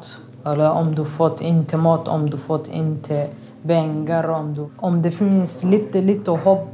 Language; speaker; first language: Swedish; non-native, learner; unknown